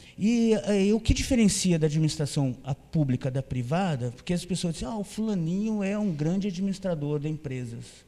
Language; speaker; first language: Portuguese; native; Portuguese